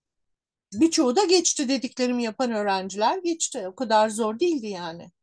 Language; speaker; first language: Turkish; native; Turkish